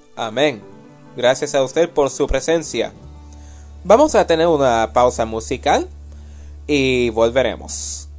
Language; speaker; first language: Spanish; early bilingual, heritage; Spanish